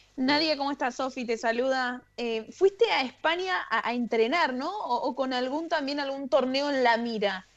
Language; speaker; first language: Spanish; native; Spanish